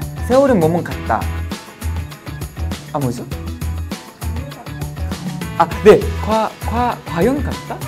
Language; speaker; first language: Korean; non-native, learner; Japanese